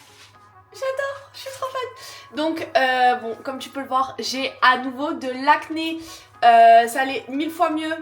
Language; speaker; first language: French; native; French